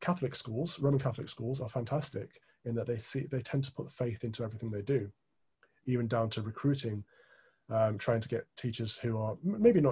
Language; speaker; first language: English; native; English